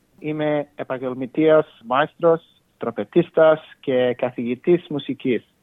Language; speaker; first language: Greek; early bilingual, heritage; Greek